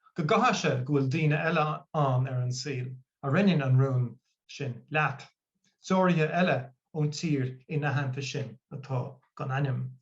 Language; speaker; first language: Irish; non-native, local second language; English